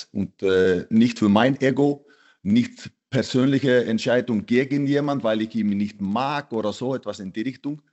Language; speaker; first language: German; non-native, fluent; Icelandic